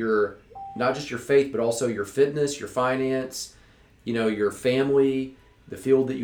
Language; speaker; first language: English; native; English